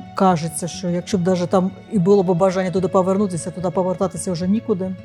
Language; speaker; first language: Ukrainian; native; Ukrainian